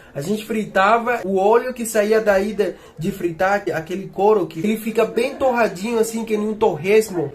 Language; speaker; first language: Portuguese; non-native, fluent; Spanish